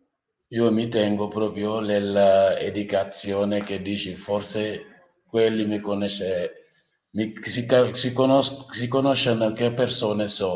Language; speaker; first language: Italian; non-native, learner; Wolof